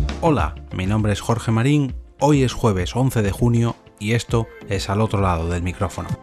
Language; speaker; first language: Spanish; native; Spanish